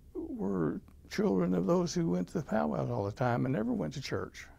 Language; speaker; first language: English; native; English